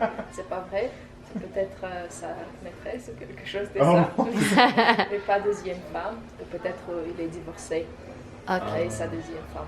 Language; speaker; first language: French; non-native, fluent; Tajik